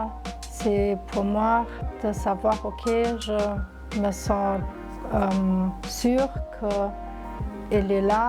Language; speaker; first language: French; non-native, local second language; Luxembourgish